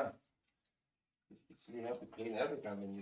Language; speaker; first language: English; non-native, learner; Thai